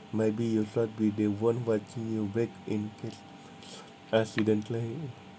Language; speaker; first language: English; non-native, learner; Indonesian